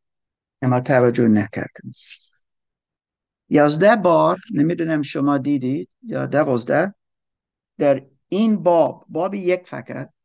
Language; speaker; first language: Persian; non-native, learner; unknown